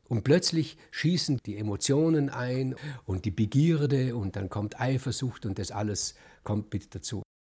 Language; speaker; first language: German; native; German